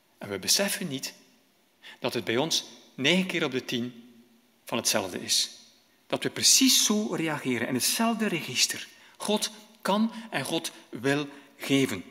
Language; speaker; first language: Dutch; native; Dutch